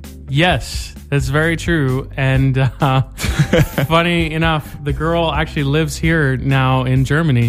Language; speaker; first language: English; native; English